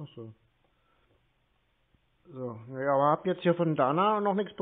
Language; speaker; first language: German; native; German